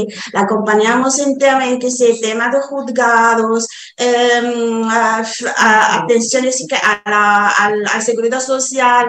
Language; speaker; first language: Spanish; non-native, fluent; Arabic